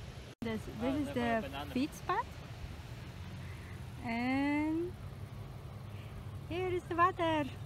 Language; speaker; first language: Dutch; non-native, learner; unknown